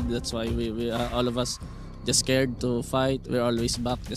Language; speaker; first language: English; non-native, learner; Lao